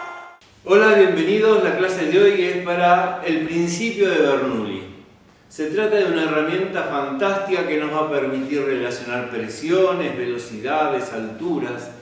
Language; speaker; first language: Spanish; native; Spanish